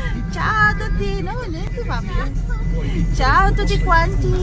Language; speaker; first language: Italian; non-native, fluent; Filipino